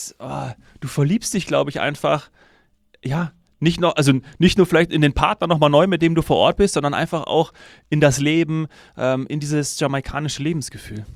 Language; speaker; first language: German; native; German